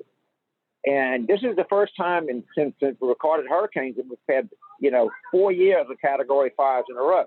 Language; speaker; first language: English; native; English